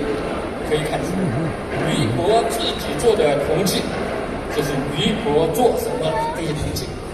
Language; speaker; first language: Chinese; native; Chinese